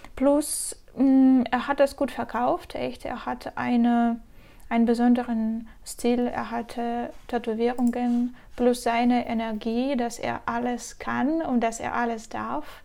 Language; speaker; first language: German; non-native, fluent; Russian